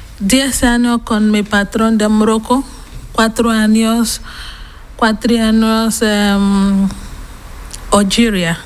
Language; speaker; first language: Spanish; non-native, learner; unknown